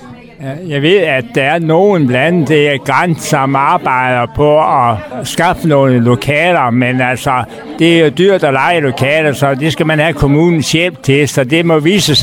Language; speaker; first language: Danish; native; Danish